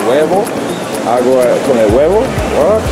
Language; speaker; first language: Spanish; non-native, learner; English